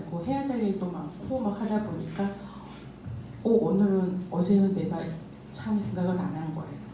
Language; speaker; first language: Korean; native; Korean